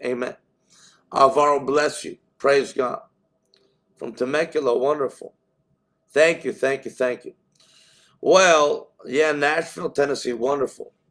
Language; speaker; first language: English; native; English